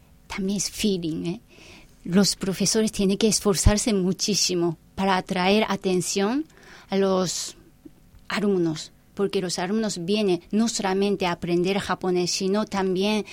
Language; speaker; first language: Spanish; non-native, fluent; Japanese